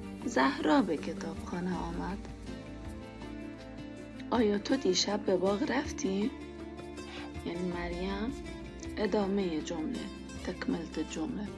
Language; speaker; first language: Persian; non-native, fluent; Arabic